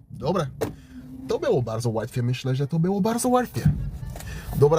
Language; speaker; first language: Polish; non-native, learner; English